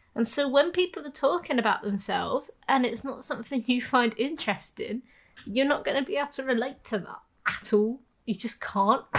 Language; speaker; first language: English; native; English